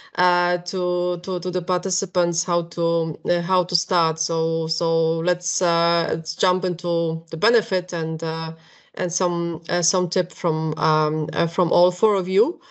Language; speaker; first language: English; non-native, fluent; Polish